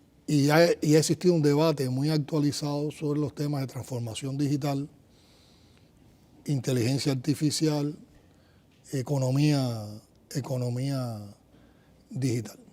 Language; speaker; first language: Spanish; native; Spanish